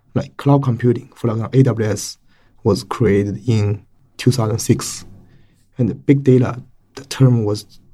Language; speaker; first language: English; non-native, fluent; Chinese